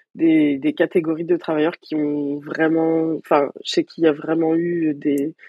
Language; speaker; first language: French; native; French